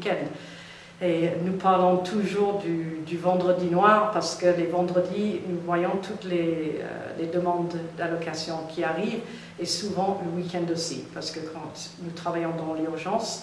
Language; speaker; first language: French; non-native, fluent; English